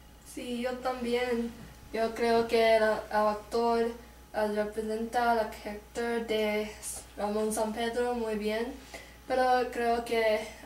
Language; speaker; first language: Spanish; non-native, learner; English